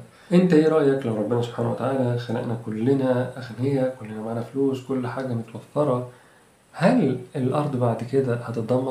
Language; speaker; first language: Arabic; native; Arabic